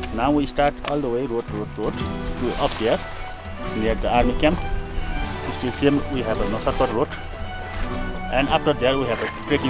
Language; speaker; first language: English; non-native, learner; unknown